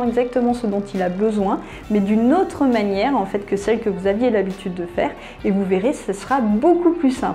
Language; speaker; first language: French; native; French